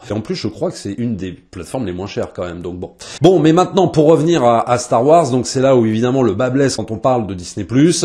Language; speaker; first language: French; native; French